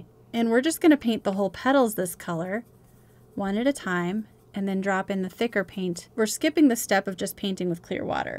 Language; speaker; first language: English; native; English